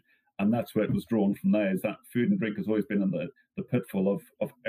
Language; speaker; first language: English; native; English